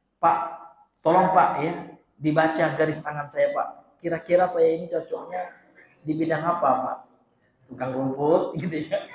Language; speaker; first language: Indonesian; non-native, local second language; Minangkabau